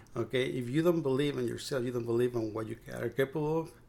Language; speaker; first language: English; non-native, fluent; Spanish